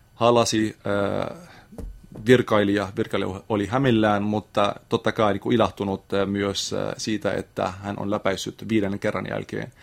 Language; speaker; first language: Finnish; non-native, fluent; Arabic